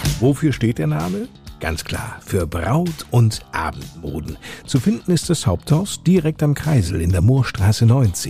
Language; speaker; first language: German; native; German